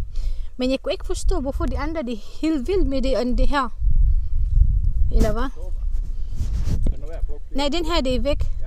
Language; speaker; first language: Danish; non-native, learner; Filipino